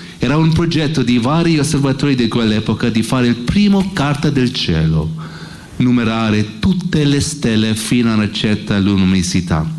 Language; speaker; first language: Italian; non-native, learner; English